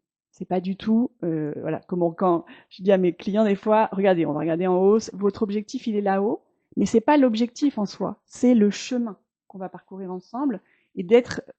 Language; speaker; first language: French; native; French